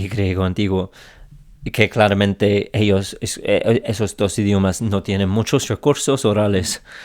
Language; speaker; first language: Spanish; non-native, fluent; English